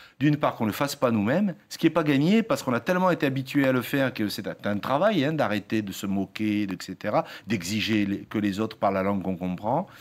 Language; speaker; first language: French; native; French